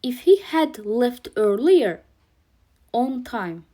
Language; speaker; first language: English; non-native, fluent; Azerbaijani